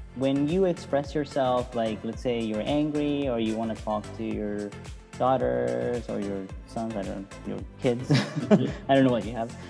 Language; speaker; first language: English; native; English